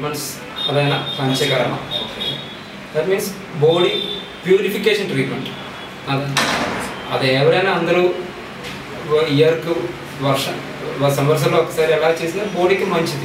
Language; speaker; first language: Telugu; non-native, learner; Malayalam